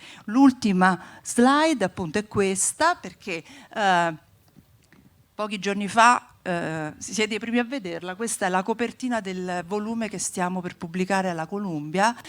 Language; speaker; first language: Italian; native; Italian